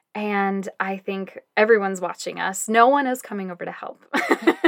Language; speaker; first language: English; native; English